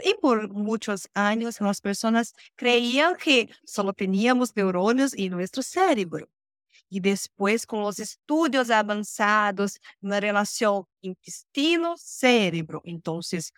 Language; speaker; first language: Spanish; non-native, learner; Portuguese